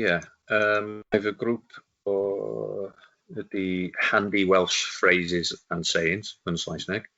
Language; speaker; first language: Welsh; non-native, local second language; English